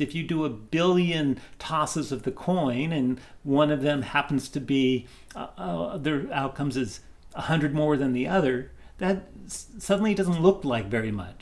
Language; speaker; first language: English; native; English